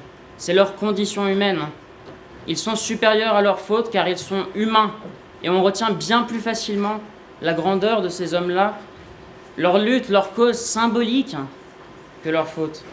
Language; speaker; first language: French; native; French